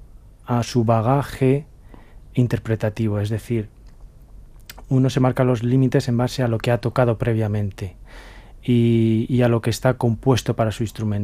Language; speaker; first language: Spanish; native; Spanish